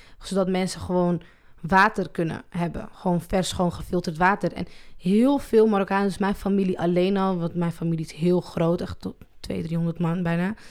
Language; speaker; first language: Dutch; early bilingual, other home language; Arabic